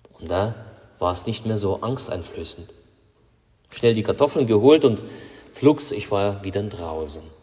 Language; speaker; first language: German; non-native, fluent; Russian